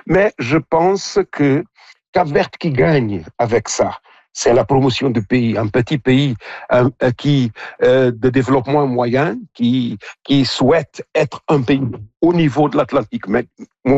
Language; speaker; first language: French; non-native, local second language; Portuguese